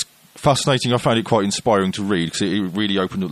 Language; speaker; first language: English; native; English